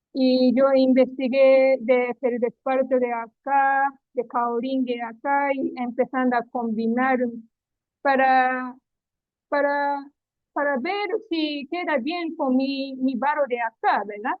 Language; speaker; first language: Spanish; non-native, learner; Japanese